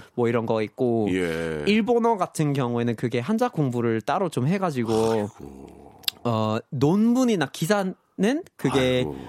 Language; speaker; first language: Korean; non-native, fluent; English